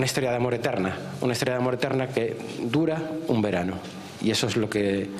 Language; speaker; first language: Spanish; native; Spanish